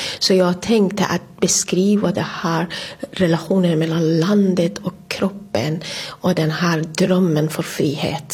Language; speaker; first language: Swedish; non-native, fluent; Persian